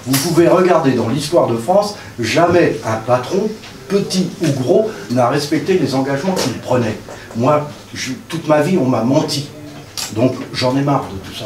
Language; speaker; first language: French; native; French